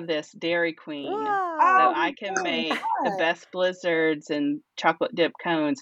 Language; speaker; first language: English; native; English